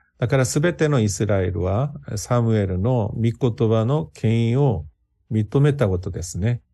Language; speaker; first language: Japanese; non-native, fluent; Korean